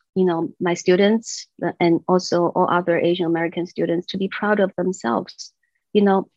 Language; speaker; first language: English; non-native, fluent; Chinese